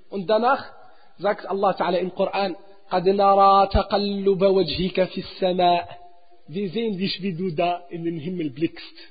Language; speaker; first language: German; non-native, fluent; Arabic